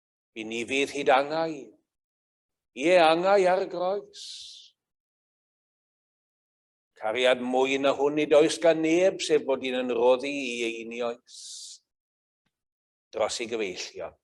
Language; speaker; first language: Welsh; native; Welsh